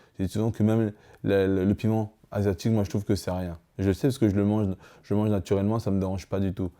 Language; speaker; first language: French; early bilingual, other home language; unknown